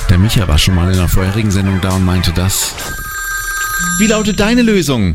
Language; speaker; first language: German; native; German